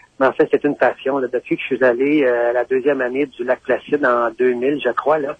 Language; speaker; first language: French; native; French